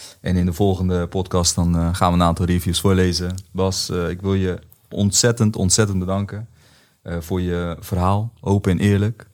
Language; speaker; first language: Dutch; native; Dutch